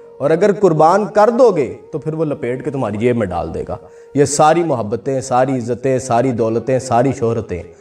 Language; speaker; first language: Urdu; non-native, local second language; Punjabi